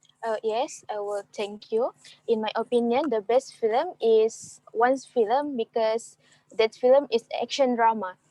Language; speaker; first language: English; non-native, learner; Malay